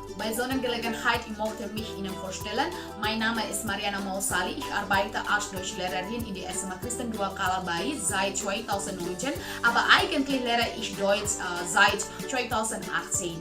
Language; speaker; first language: German; non-native, learner; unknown